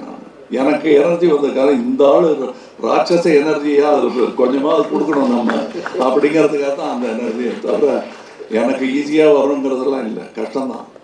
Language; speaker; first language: Tamil; native; Tamil